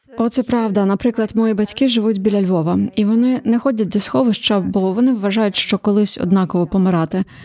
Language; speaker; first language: Ukrainian; native; Ukrainian